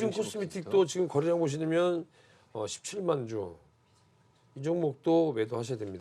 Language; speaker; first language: Korean; native; Korean